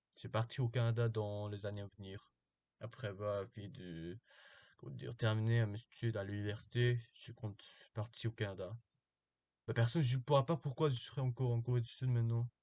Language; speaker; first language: French; non-native, learner; Korean